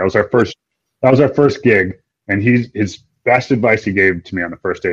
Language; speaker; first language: English; native; English